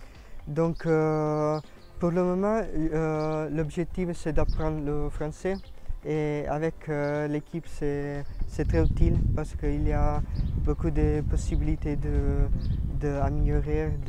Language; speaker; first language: French; non-native, learner; Italian